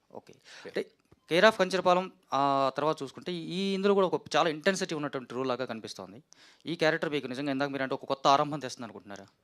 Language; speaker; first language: Telugu; native; Telugu